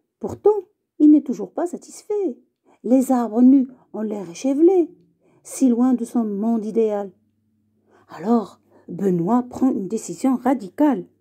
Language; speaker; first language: French; native; French